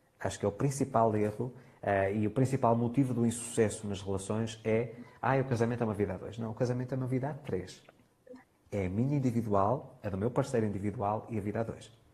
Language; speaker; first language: Portuguese; native; Portuguese